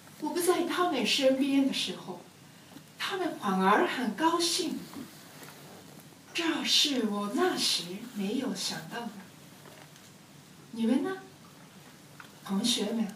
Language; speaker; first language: Chinese; non-native, learner; Japanese